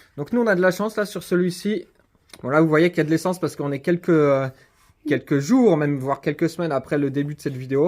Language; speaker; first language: French; native; French